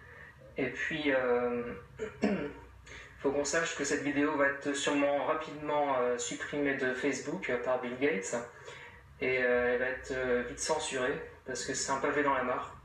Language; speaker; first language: French; native; French